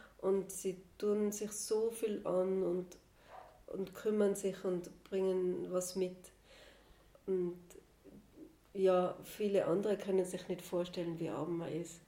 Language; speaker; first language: German; native; German